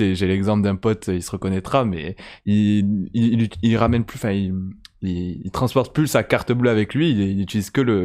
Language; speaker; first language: French; native; French